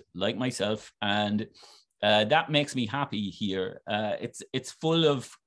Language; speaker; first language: English; native; English